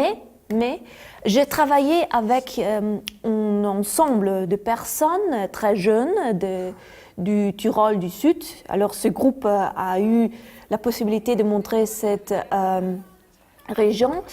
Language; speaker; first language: French; non-native, fluent; Italian